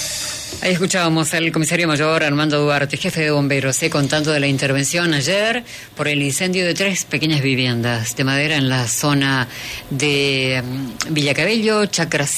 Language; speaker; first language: Spanish; native; Spanish